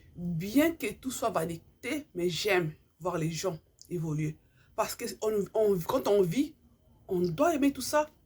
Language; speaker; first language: French; non-native, local second language; Lingala